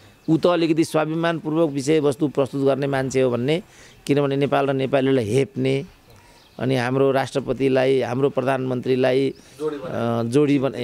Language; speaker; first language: Nepali; native; Nepali